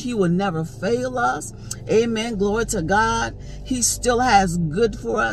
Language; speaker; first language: English; native; English